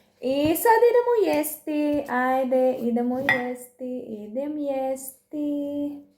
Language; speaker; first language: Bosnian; non-native, learner; Filipino